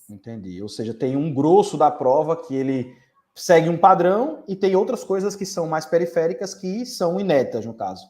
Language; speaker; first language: Portuguese; native; Portuguese